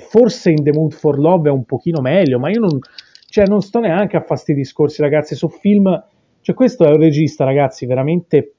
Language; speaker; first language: Italian; native; Italian